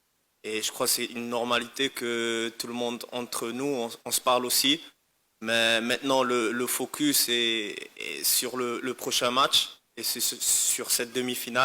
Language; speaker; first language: French; non-native, fluent; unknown